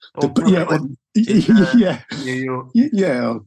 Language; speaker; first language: English; native; English